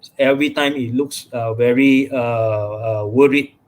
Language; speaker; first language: English; non-native, local second language; Malay